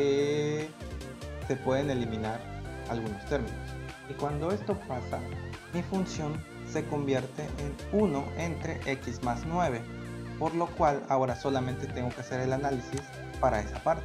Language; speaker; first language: Spanish; native; Spanish